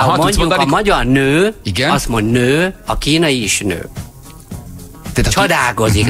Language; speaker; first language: Hungarian; non-native, learner; Chinese